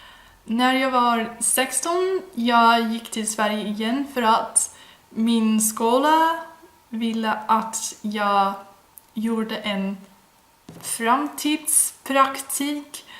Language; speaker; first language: Swedish; non-native, learner; Dutch